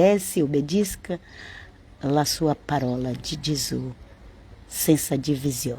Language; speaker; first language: Italian; non-native, learner; Portuguese